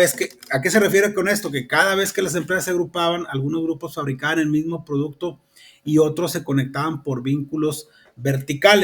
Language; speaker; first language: Spanish; native; Spanish